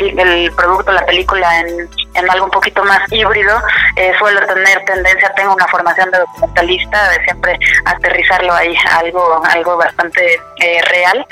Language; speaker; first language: Spanish; native; Spanish